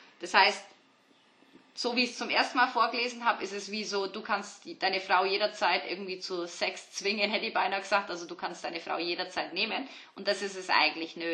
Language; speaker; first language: German; early bilingual, other home language; Turkish